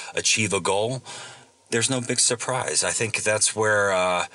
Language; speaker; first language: English; native; English